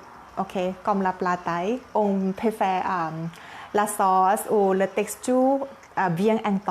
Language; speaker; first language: French; non-native, learner; Thai